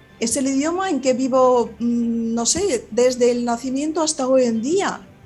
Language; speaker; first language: Spanish; non-native, fluent; Russian